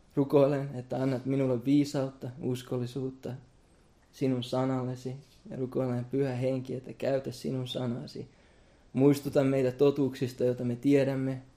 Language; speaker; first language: Finnish; non-native, local second language; Swedish